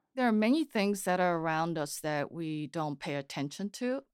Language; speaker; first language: English; non-native, fluent; Korean